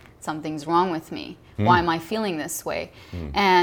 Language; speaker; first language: English; non-native, fluent; Arabic